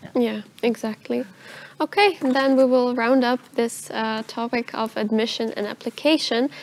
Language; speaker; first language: English; non-native, fluent; Russian